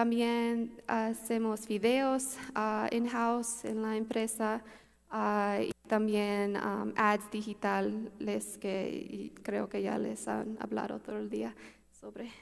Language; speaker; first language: Spanish; early bilingual, heritage; Spanish